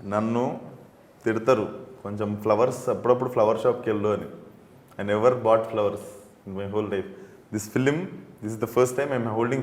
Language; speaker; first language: Telugu; native; Telugu